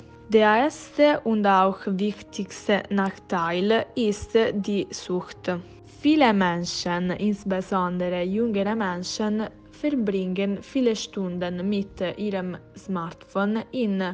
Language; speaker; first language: German; non-native, learner; Italian